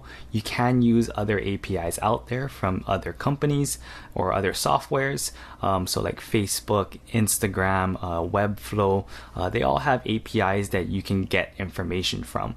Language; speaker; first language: English; native; English